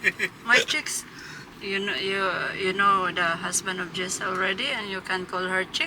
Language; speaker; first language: English; non-native, local second language; Filipino